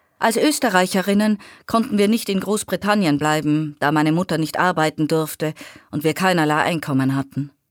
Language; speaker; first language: German; native; German